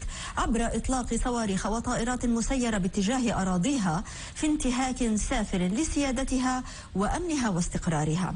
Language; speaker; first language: Arabic; native; Arabic